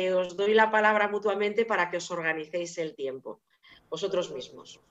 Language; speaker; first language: Spanish; native; Spanish